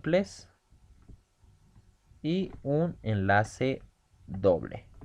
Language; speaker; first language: Spanish; native; Spanish